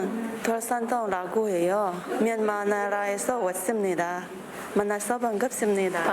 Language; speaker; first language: Korean; non-native, learner; Burmese